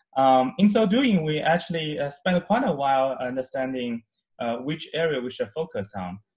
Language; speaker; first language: English; non-native, fluent; Chinese